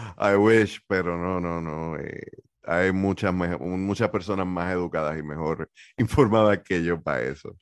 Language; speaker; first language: Spanish; native; Spanish